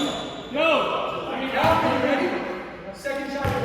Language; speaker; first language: English; native; English